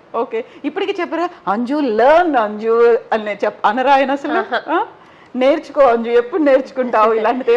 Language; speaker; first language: Telugu; native; Telugu